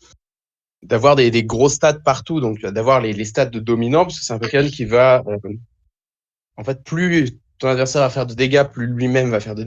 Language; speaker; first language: French; native; French